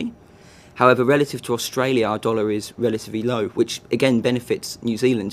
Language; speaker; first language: English; native; English